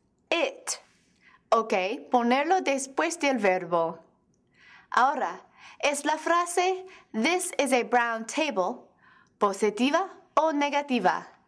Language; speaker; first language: Spanish; non-native, fluent; English